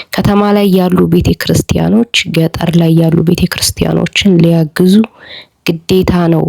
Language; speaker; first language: Amharic; native; Amharic